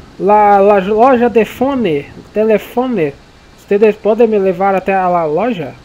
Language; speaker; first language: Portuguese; native; Portuguese